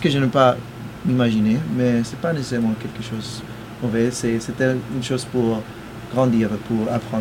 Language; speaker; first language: French; non-native, fluent; Spanish